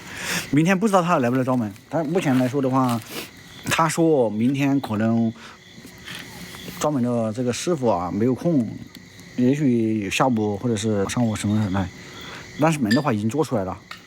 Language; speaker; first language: Chinese; native; Chinese